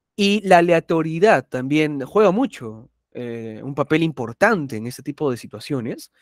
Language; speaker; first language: Spanish; native; Spanish